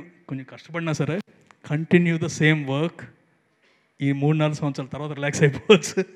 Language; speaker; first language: Telugu; native; Telugu